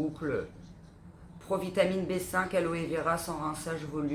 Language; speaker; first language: French; native; French